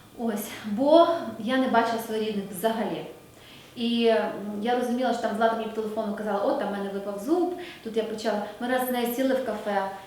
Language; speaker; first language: Ukrainian; native; Ukrainian